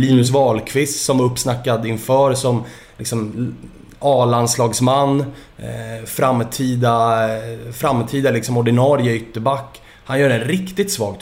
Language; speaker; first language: Swedish; native; Swedish